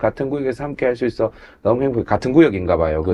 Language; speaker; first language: Korean; native; Korean